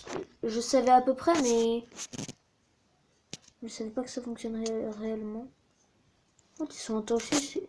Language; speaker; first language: French; native; French